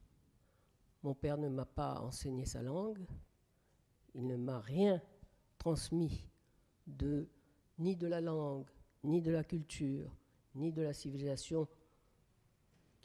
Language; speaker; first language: French; native; French